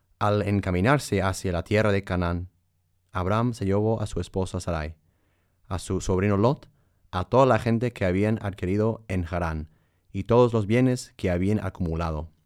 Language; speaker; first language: Spanish; early bilingual, heritage; Spanish